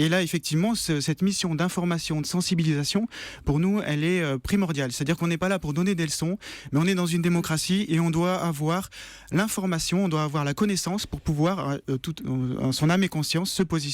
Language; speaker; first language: French; native; French